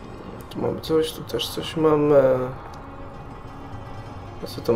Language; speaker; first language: Polish; native; Polish